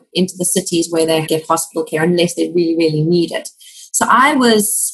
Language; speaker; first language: English; native; English